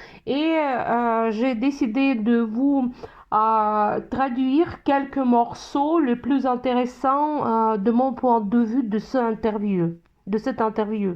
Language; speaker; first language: French; non-native, fluent; Russian